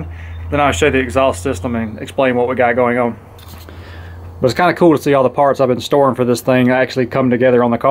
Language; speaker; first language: English; native; English